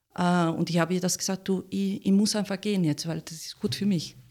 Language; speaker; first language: German; non-native, fluent; Italian